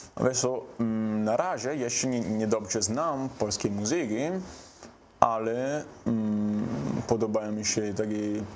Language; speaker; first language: Polish; non-native, learner; Italian